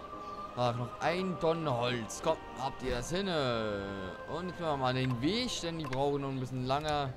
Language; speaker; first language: German; native; German